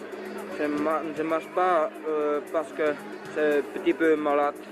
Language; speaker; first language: French; non-native, learner; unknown